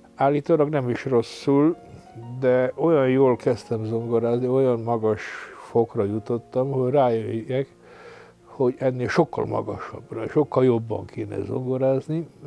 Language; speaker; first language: Hungarian; non-native, local second language; Romanian